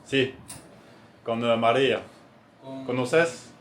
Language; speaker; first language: Spanish; non-native, learner; French